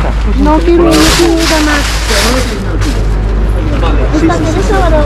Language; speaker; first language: Spanish; non-native, learner; Filipino